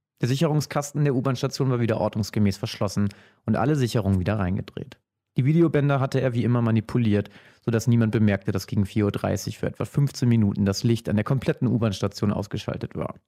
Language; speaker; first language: German; native; German